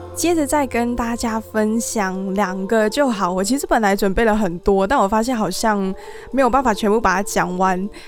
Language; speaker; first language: Chinese; non-native, fluent; Cantonese